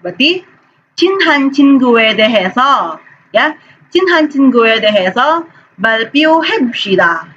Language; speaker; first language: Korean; non-native, fluent; Indonesian